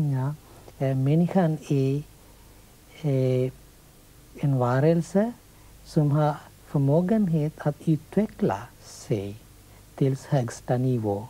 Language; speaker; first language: Swedish; non-native, fluent; Sinhala